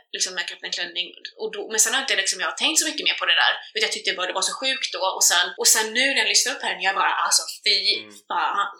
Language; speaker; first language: Swedish; native; Swedish